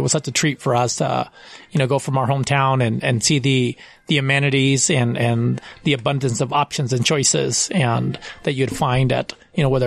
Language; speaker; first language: English; non-native, fluent; Spanish